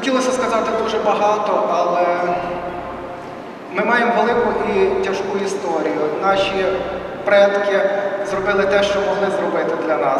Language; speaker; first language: Ukrainian; native; Ukrainian